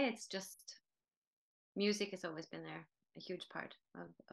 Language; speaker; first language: English; non-native, fluent; Norwegian